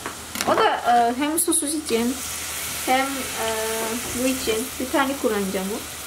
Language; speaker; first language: Turkish; non-native, learner; Indonesian